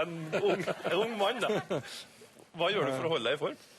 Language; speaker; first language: Norwegian; native; Norwegian